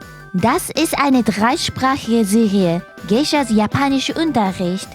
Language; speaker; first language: German; non-native, fluent; Japanese